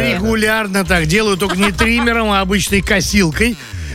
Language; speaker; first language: Russian; native; Russian